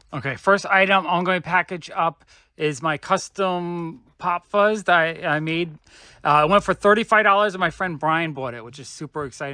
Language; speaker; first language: English; native; English